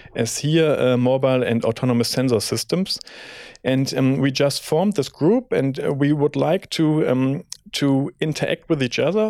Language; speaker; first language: English; non-native, fluent; German